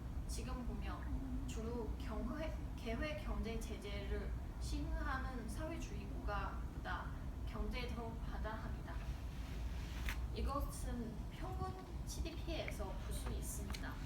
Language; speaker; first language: Korean; non-native, learner; Chinese